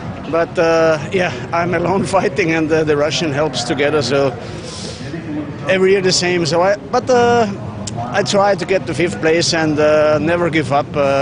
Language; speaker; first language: English; non-native, learner; Russian